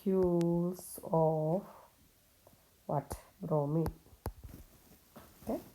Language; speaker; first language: English; non-native, local second language; Malayalam